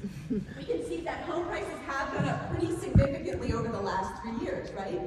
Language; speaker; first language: English; native; English